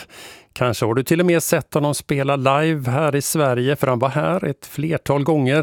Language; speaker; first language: Swedish; native; Swedish